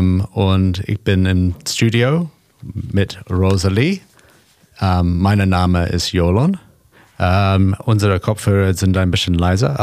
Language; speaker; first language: German; non-native, learner; English